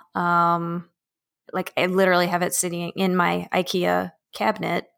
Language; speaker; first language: English; native; English